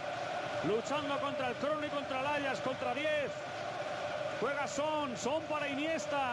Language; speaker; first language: Spanish; native; Spanish